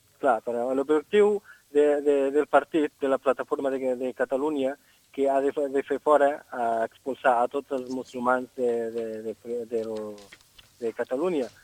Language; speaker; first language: Catalan; non-native, fluent; Arabic